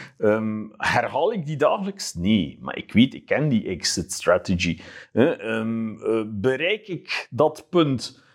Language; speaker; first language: Dutch; native; Dutch